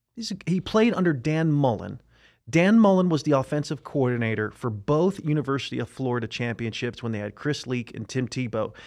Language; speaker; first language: English; native; English